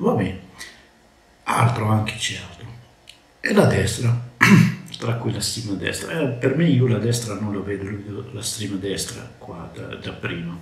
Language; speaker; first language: Italian; non-native, learner; Arabic